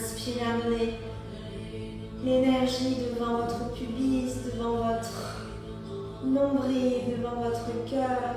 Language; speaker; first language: French; native; French